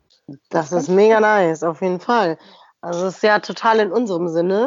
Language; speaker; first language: German; native; German